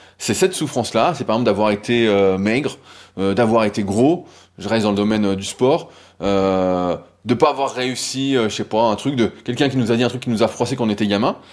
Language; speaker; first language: French; native; French